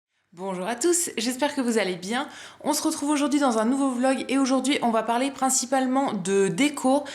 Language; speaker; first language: French; native; French